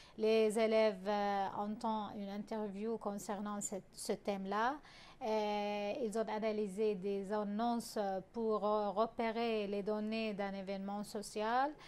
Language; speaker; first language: French; non-native, fluent; Arabic